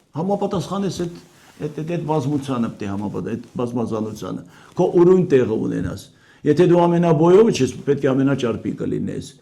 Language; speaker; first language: Armenian; native; Armenian